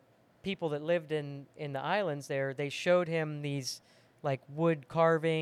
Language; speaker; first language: English; native; English